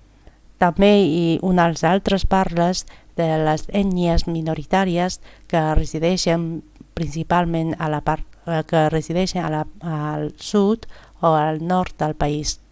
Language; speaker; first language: Catalan; non-native, fluent; Chinese